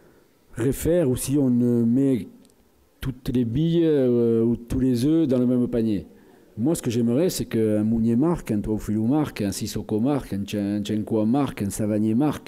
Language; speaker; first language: French; native; French